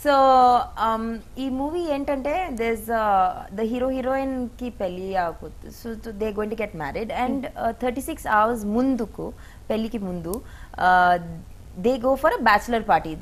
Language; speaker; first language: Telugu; non-native, learner; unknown